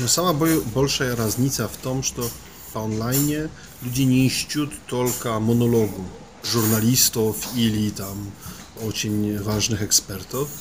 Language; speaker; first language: Russian; non-native, fluent; Polish